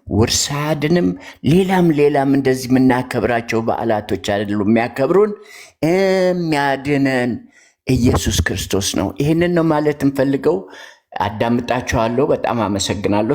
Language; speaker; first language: Amharic; native; Amharic